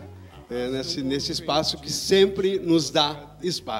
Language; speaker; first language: Portuguese; native; Portuguese